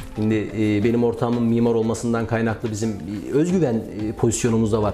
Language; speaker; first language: Turkish; native; Turkish